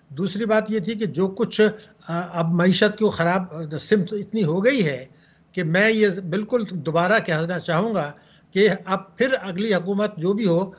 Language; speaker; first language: Urdu; native; Urdu